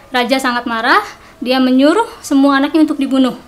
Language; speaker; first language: Indonesian; non-native, local second language; Sundanese